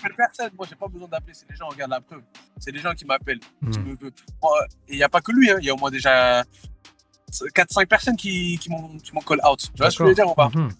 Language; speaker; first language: French; early bilingual, other home language; Thai